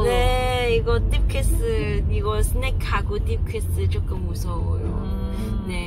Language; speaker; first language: Korean; non-native, learner; Cantonese